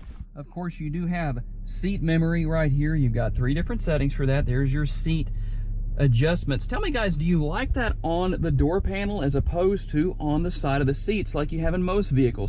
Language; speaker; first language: English; native; English